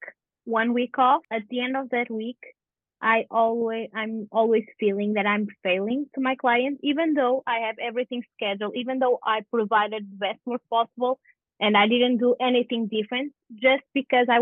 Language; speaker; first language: English; non-native, fluent; Portuguese